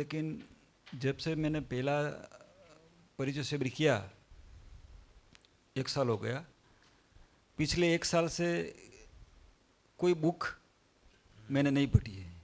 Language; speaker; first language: Hindi; non-native, local second language; Gujarati